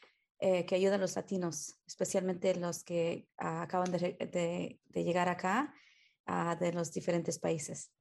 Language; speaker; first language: Spanish; early bilingual, heritage; Spanish